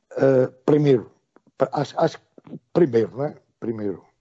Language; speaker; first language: Portuguese; native; Portuguese